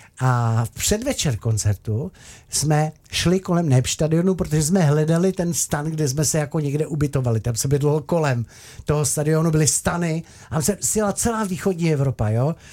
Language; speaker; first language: Czech; native; Czech